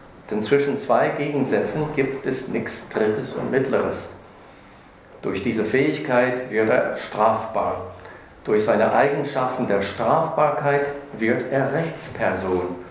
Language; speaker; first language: German; non-native, fluent; English